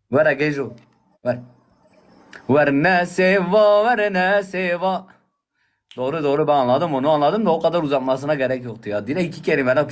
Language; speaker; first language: Turkish; native; Turkish